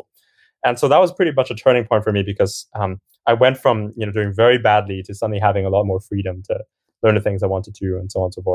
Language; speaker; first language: English; non-native, local second language; Cantonese